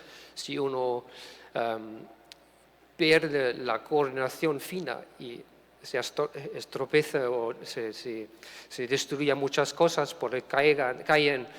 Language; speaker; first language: Spanish; non-native, fluent; German